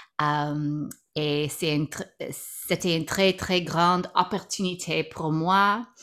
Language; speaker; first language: French; non-native, learner; English